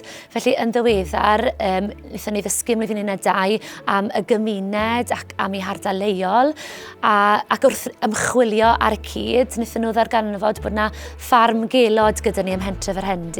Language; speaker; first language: Welsh; native; Welsh